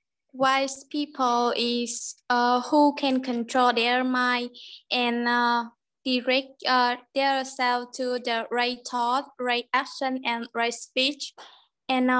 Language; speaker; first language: English; non-native, learner; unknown